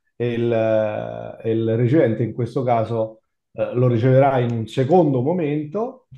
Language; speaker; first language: Italian; native; Italian